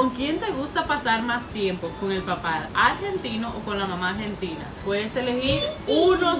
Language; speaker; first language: Spanish; native; Spanish